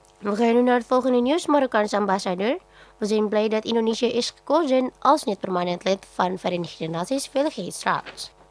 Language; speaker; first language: Dutch; non-native, fluent; Indonesian